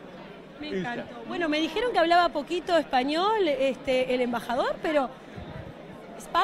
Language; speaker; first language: Spanish; native; Spanish